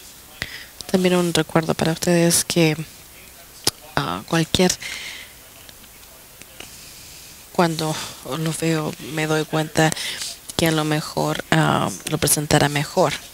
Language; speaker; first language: Spanish; non-native, fluent; English